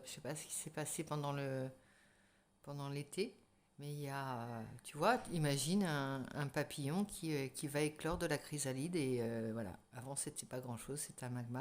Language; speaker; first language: French; native; French